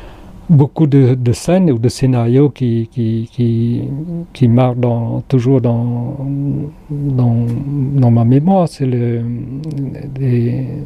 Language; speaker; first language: French; non-native, fluent; Khmer